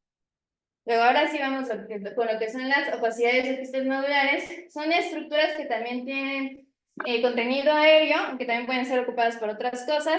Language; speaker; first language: Spanish; native; Spanish